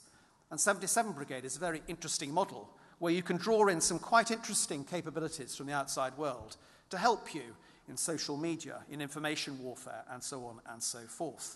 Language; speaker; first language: English; native; English